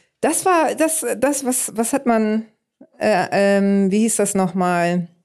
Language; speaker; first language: German; early bilingual, other home language; Greek